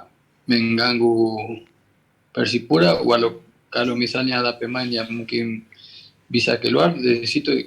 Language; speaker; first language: Indonesian; non-native, fluent; Spanish